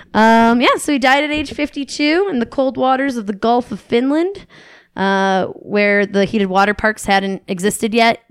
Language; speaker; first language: English; native; English